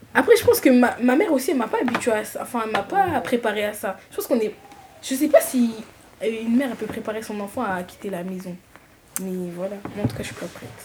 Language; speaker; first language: French; early bilingual, other home language; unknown